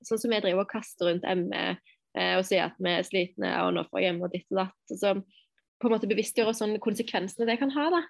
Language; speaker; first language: Norwegian; native; Norwegian